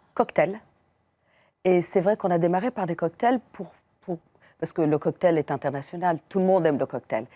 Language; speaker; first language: French; non-native, fluent; Persian